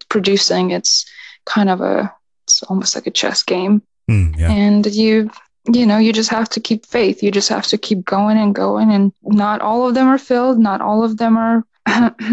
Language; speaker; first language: English; non-native, fluent; Russian